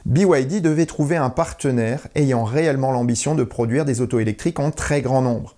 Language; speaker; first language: French; native; French